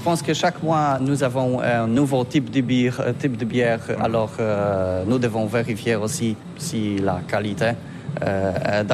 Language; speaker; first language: French; non-native, learner; Polish